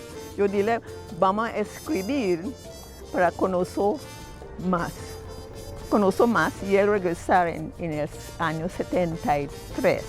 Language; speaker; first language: Spanish; non-native, learner; English